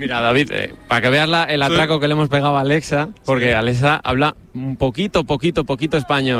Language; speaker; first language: Spanish; native; Spanish